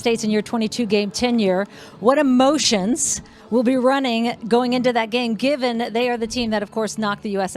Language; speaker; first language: English; native; English